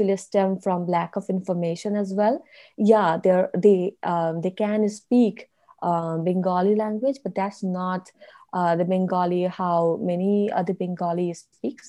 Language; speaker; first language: English; non-native, local second language; Bangla